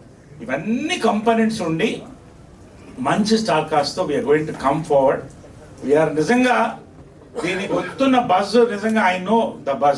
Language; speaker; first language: Telugu; native; Telugu